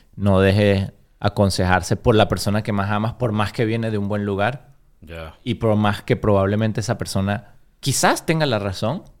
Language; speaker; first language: Spanish; native; Spanish